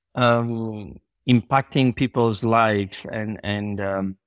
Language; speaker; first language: English; non-native, fluent; Bulgarian